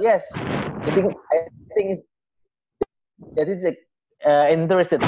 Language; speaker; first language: English; non-native, learner; Indonesian